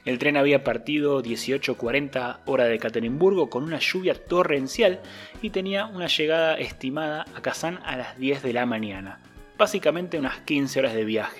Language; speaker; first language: Spanish; native; Spanish